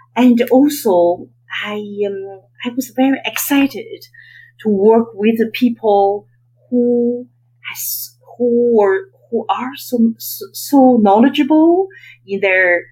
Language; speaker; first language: English; non-native, fluent; Chinese